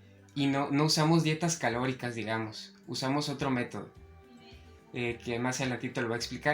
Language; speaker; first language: Spanish; native; Spanish